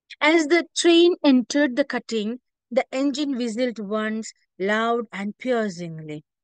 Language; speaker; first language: English; non-native, local second language; Malayalam